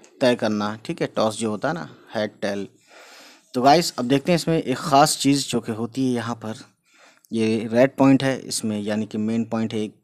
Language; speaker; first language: Hindi; native; Hindi